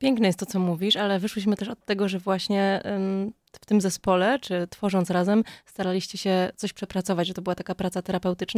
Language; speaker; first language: Polish; native; Polish